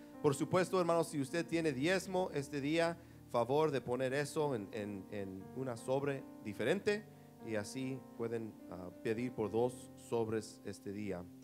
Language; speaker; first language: Spanish; early bilingual, heritage; Spanish